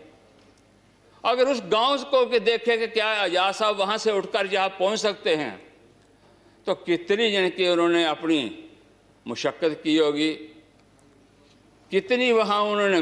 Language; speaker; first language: Hindi; non-native, local second language; Dogri